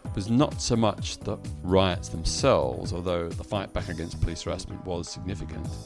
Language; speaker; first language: English; native; English